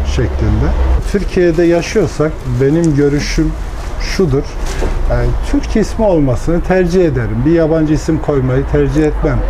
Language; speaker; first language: Turkish; native; Turkish